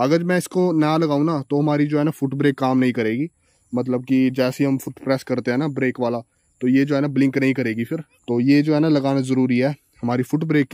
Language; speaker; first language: Hindi; native; Hindi